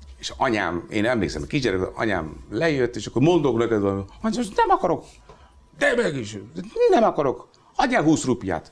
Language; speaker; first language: Hungarian; non-native, fluent; Hindi